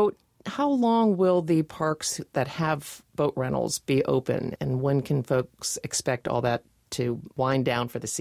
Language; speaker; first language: English; native; English